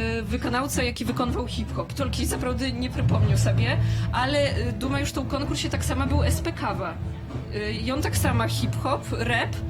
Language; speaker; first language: Polish; non-native, learner; Belarusian